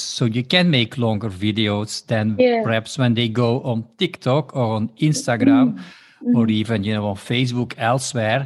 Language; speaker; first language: English; non-native, fluent; Dutch